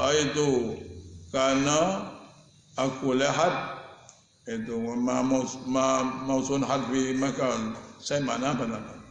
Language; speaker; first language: Malay; native; Malay